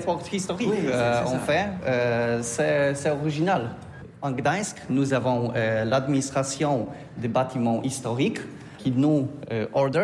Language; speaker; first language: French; non-native, learner; Polish